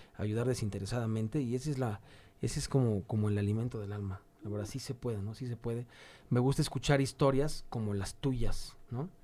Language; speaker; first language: Spanish; native; Spanish